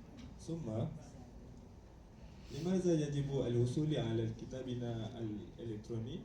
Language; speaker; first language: Arabic; non-native, learner; Malay